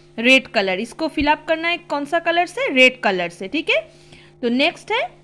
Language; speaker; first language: Hindi; non-native, local second language; Bangla